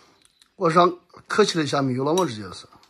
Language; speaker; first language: Chinese; native; Chinese